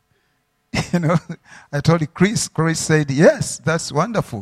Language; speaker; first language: English; non-native, local second language; Ganda